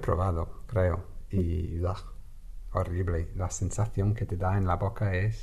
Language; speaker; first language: Spanish; non-native, fluent; English